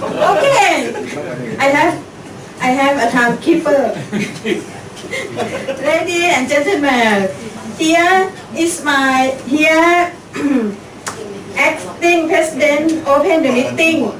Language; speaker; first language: English; non-native, learner; Thai